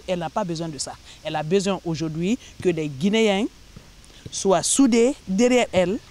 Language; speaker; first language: French; non-native, local second language; Mandingo